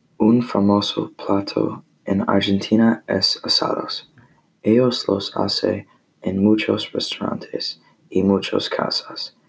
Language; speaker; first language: Spanish; non-native, learner; English